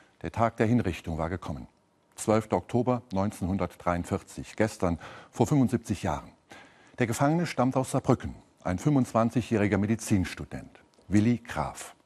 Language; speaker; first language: German; native; German